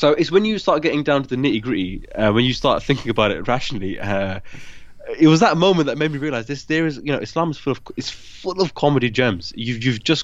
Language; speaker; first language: English; native; English